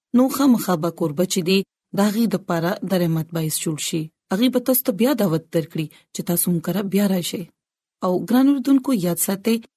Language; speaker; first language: Pashto; non-native, local second language; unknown